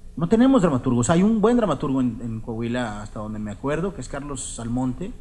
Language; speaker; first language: Spanish; native; Spanish